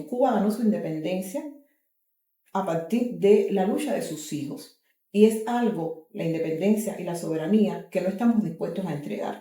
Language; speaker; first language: Spanish; native; Spanish